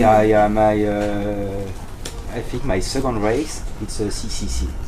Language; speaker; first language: English; non-native, learner; French